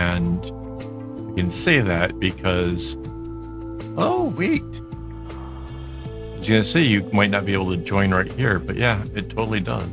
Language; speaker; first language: English; native; English